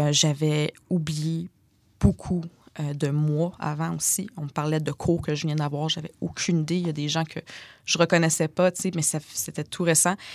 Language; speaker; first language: French; native; French